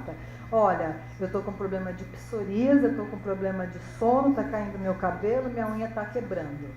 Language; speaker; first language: Portuguese; native; Portuguese